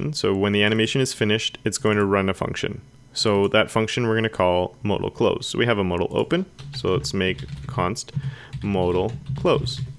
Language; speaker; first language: English; native; English